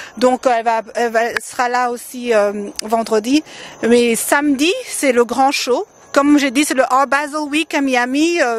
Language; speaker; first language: French; non-native, local second language; Lingala